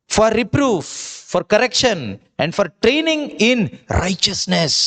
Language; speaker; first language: English; non-native, local second language; Kannada